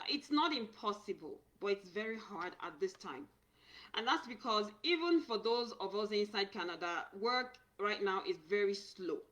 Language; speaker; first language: English; non-native, local second language; Yoruba